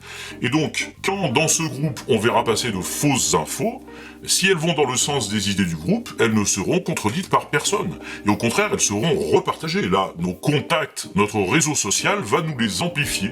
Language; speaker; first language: French; native; French